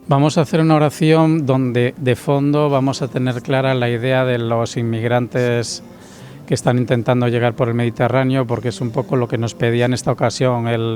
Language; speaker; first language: Spanish; native; Spanish